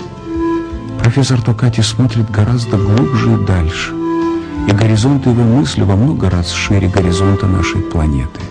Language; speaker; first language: Russian; native; Russian